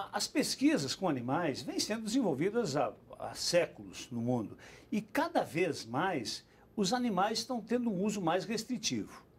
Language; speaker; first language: Portuguese; native; Portuguese